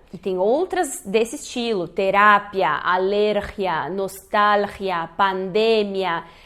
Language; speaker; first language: Portuguese; native; Portuguese